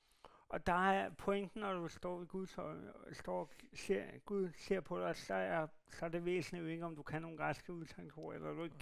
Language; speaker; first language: Danish; native; Danish